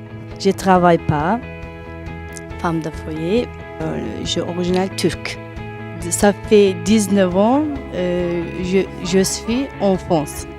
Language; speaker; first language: French; non-native, learner; Turkish